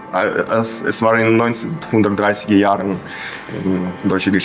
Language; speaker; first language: German; non-native, fluent; Ukrainian